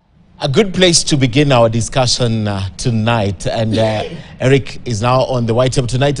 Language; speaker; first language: English; non-native, local second language; Swahili